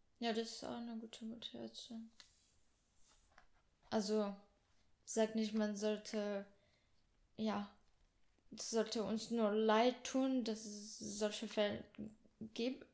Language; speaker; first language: German; non-native, fluent; French